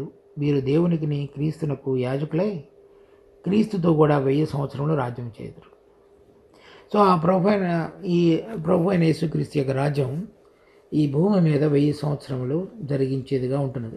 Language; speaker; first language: Telugu; native; Telugu